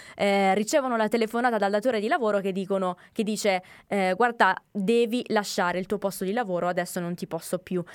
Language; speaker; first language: Italian; native; Italian